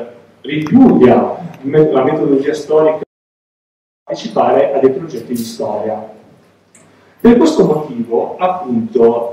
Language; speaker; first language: Italian; native; Italian